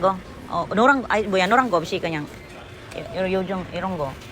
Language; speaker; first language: Korean; non-native, learner; Filipino